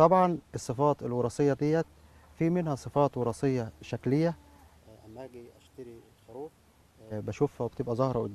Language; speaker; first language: Arabic; native; Arabic